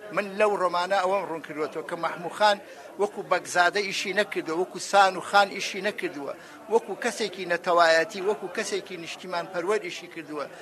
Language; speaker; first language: Central Kurdish; non-native, local second language; Gurani